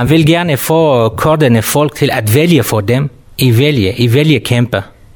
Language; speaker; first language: Danish; non-native, learner; Kurdish